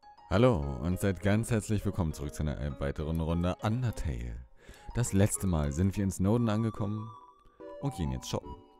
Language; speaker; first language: German; native; German